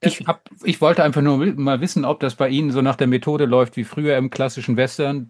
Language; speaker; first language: German; native; German